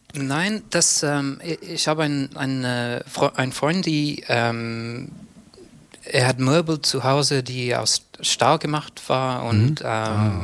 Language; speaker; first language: German; non-native, fluent; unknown